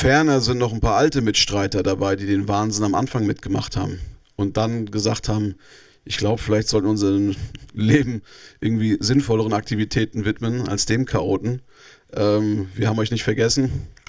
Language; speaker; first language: German; native; German